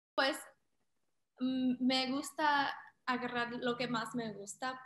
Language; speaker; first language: Spanish; early bilingual, heritage; Spanish